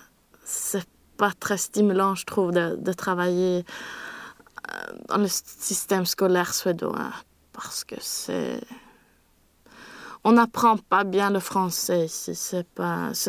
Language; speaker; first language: French; non-native, learner; Swedish